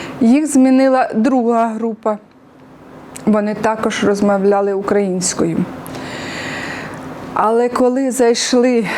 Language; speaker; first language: Ukrainian; non-native, local second language; Russian